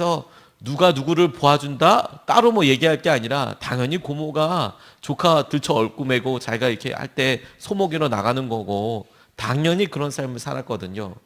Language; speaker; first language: Korean; native; Korean